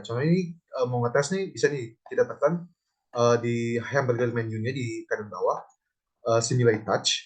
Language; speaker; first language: Indonesian; native; Indonesian